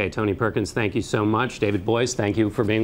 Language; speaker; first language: English; native; English